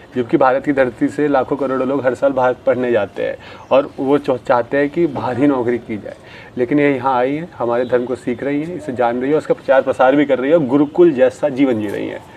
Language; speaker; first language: Hindi; native; Hindi